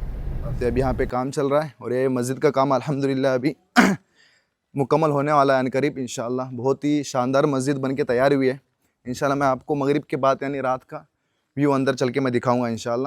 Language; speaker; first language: Hindi; native; Hindi